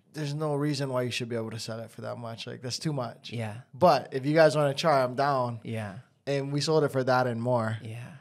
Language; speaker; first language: English; native; English